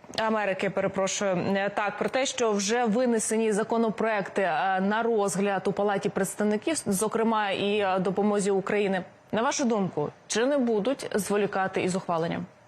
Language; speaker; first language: Ukrainian; native; Ukrainian